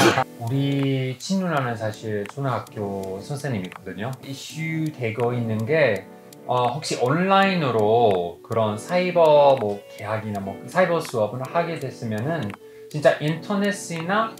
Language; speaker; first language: Korean; non-native, fluent; English